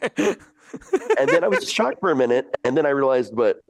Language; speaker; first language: English; early bilingual, other home language; Italian